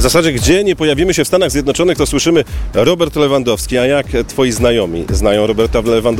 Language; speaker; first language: Polish; native; Polish